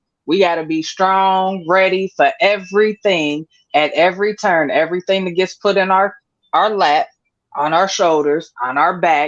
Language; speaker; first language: English; native; English